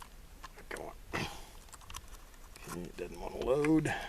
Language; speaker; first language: English; native; English